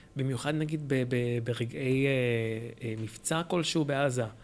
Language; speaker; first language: Hebrew; early bilingual, other home language; Arabic